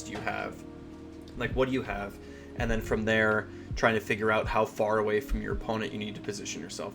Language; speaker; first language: English; native; English